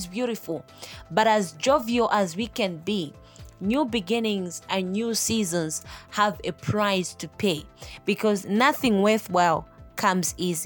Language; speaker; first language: English; non-native, local second language; Nyanja